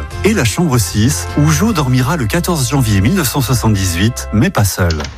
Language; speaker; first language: French; native; French